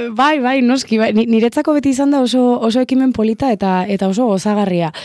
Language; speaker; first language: Basque; non-native, local second language; Spanish